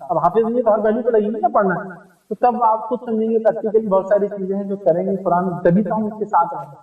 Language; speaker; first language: Urdu; native; Urdu